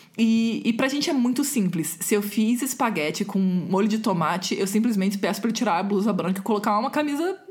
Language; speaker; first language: Portuguese; non-native, fluent; German